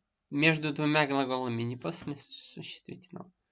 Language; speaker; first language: Russian; native; Russian